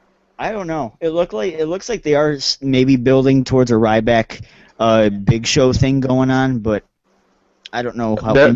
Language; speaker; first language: English; native; English